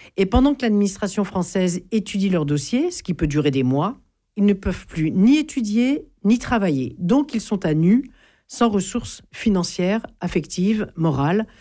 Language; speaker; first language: French; native; French